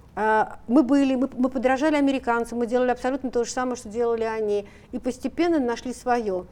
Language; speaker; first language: Russian; native; Russian